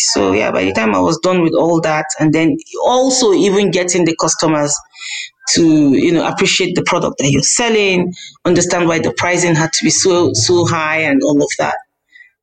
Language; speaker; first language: English; non-native, local second language; Hausa